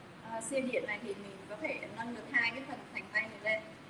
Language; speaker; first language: Vietnamese; native; Vietnamese